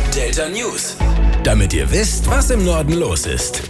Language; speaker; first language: German; native; German